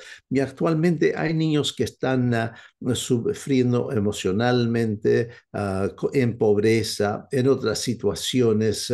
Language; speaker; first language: Spanish; non-native, fluent; English